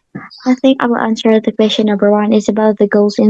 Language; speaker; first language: English; non-native, learner; Indonesian